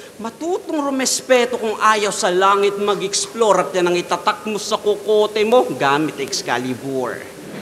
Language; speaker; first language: Filipino; native; Filipino